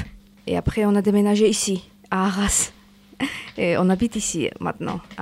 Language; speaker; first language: French; non-native, learner; Georgian